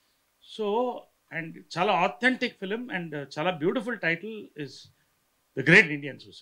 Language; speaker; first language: Telugu; native; Telugu